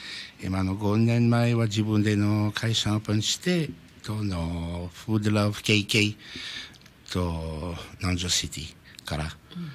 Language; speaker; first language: Japanese; non-native, learner; French